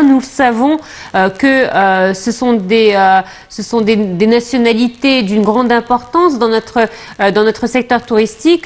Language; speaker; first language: French; non-native, fluent; Arabic